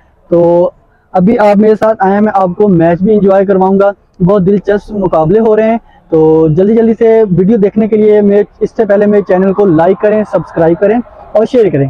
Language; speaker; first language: Urdu; non-native, local second language; Punjabi